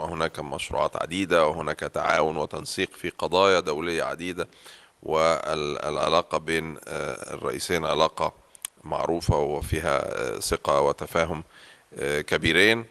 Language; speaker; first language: Arabic; native; Arabic